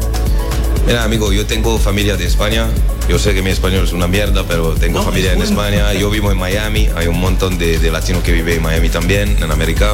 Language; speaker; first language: Spanish; non-native, learner; French